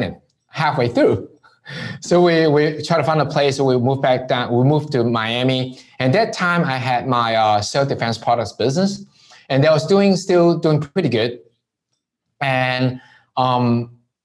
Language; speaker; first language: English; non-native, local second language; Cantonese